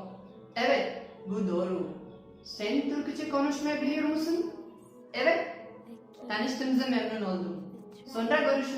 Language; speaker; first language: Turkish; non-native, learner; Gujarati